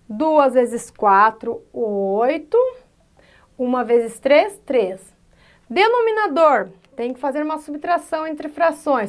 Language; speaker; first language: Portuguese; native; Portuguese